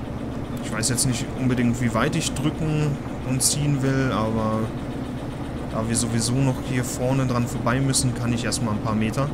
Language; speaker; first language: German; native; German